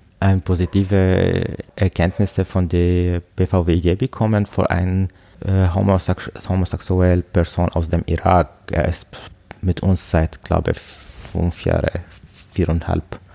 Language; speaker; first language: German; non-native, learner; Arabic